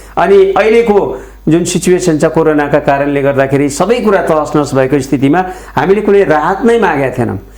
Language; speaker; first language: Nepali; native; Nepali